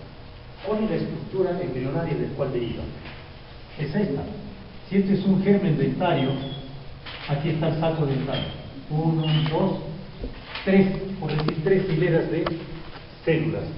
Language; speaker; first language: Spanish; native; Spanish